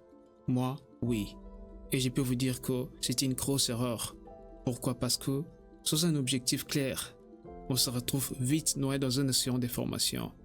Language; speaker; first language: French; native; French